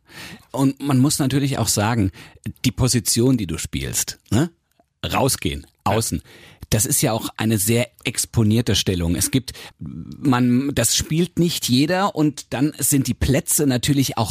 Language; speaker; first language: German; native; German